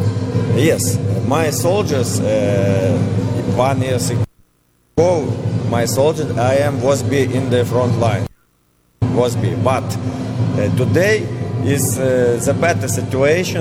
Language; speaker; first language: English; non-native, learner; Ukrainian